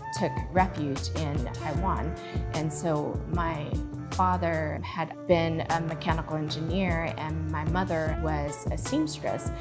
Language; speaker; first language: English; early bilingual, other home language; Chinese